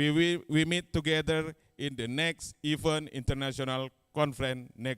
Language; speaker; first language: English; non-native, learner; Indonesian